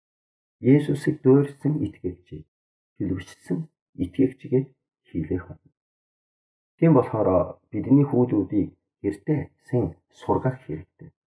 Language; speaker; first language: Mongolian; non-native, fluent; Korean